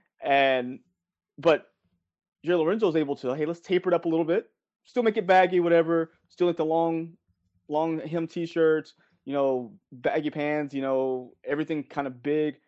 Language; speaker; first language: English; native; English